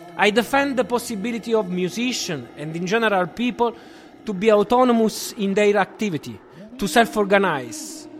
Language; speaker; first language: English; non-native, fluent; Italian